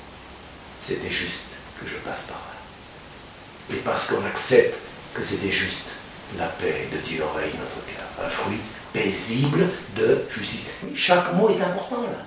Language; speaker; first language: French; native; French